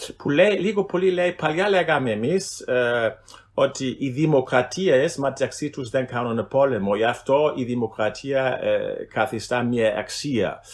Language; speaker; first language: Greek; non-native, fluent; German